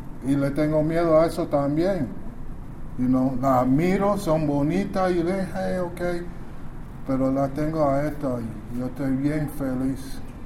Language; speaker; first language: Spanish; early bilingual, other home language; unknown